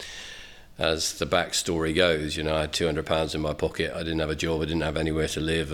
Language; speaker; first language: English; native; English